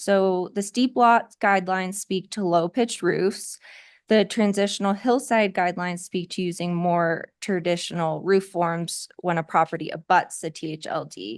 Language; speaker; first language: English; native; English